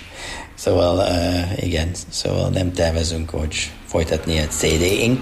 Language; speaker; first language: Hungarian; non-native, learner; English